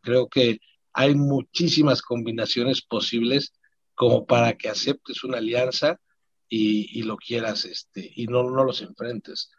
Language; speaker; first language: Spanish; native; Spanish